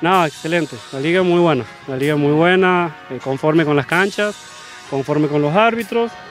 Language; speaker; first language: Spanish; native; Spanish